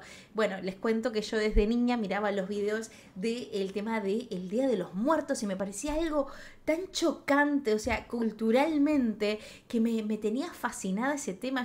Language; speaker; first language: Spanish; native; Spanish